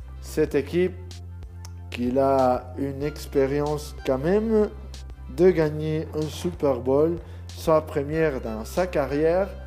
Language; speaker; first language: French; non-native, learner; Spanish